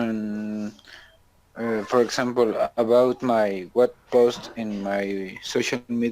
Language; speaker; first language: English; non-native, learner; Spanish